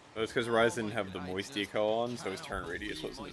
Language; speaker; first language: English; native; English